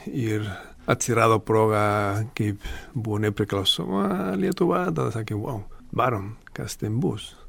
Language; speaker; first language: Lithuanian; non-native, fluent; Spanish